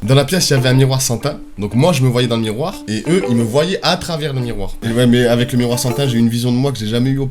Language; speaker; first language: French; native; French